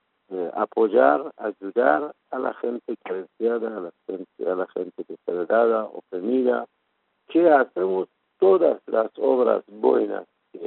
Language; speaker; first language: Spanish; non-native, fluent; Persian